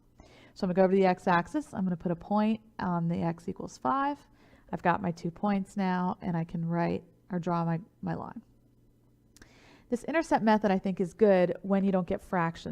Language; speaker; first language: English; native; English